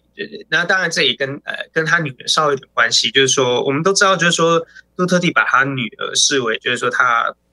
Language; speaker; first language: Chinese; native; Chinese